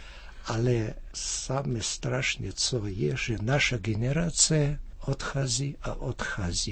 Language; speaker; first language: Czech; early bilingual, heritage; Czech